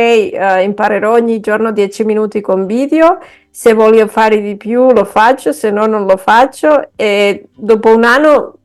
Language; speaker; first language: Italian; non-native, fluent; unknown